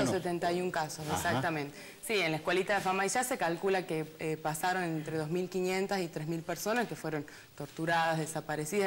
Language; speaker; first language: Spanish; native; Spanish